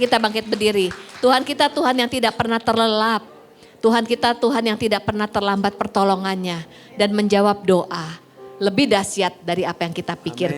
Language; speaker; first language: Indonesian; native; Indonesian